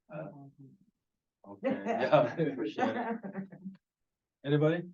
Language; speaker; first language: English; non-native, fluent; Korean